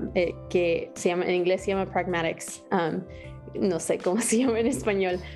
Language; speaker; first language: Spanish; early bilingual, heritage; Spanish